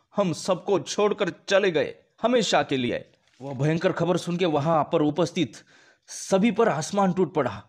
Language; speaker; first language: Hindi; non-native, local second language; Marathi